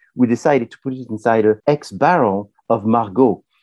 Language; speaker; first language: English; non-native, fluent; French